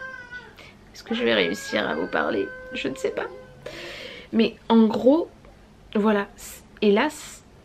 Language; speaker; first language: French; native; French